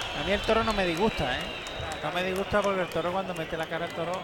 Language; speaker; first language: Spanish; native; Spanish